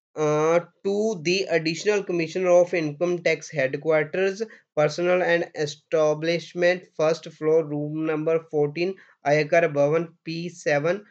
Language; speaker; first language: Hindi; non-native, local second language; Punjabi